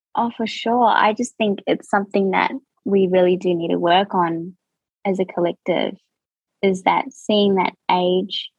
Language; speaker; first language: English; native; English